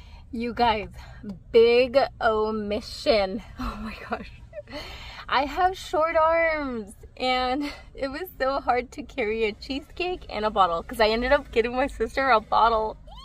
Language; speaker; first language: English; early bilingual, other home language; Spanish